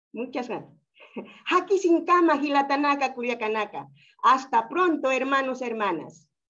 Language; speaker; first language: Spanish; native; Spanish